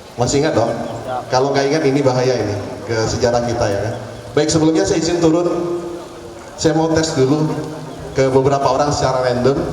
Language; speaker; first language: Indonesian; non-native, local second language; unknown